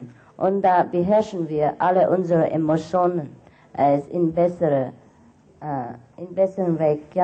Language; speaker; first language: German; non-native, fluent; Vietnamese